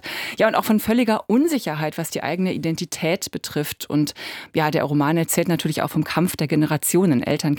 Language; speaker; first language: German; native; German